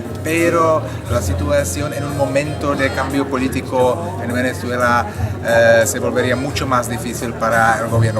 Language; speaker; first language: Spanish; non-native, fluent; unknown